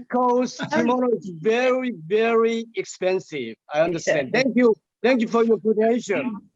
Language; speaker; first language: English; non-native, learner; Indonesian